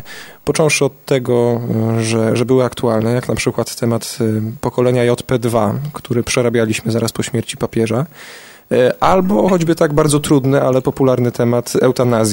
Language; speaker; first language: Polish; native; Polish